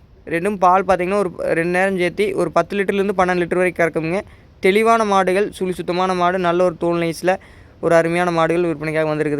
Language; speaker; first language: Tamil; native; Tamil